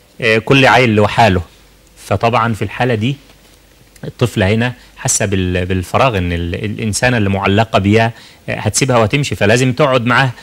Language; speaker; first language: Arabic; native; Arabic